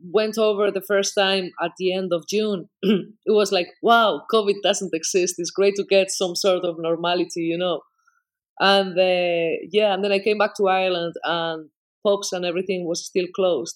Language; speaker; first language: English; non-native, fluent; Spanish